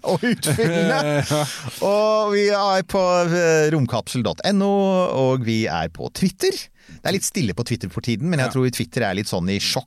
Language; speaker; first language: Norwegian; native; Norwegian